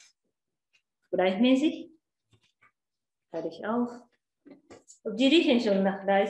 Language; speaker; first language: German; non-native, learner; Japanese